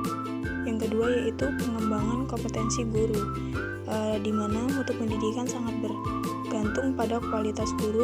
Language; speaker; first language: Indonesian; native; Indonesian